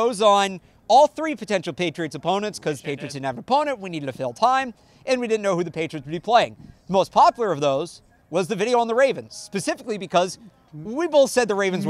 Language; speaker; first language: English; native; English